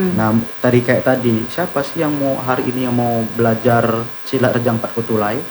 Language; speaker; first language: Indonesian; non-native, local second language; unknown